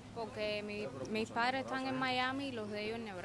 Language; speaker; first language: Spanish; native; Spanish